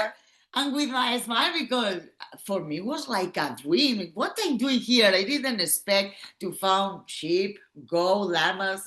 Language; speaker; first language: English; non-native, learner; Catalan